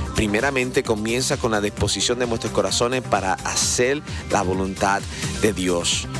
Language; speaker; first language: Spanish; native; Spanish